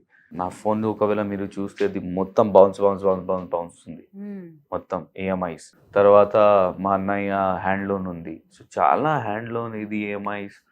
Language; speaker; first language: Telugu; non-native, learner; Hindi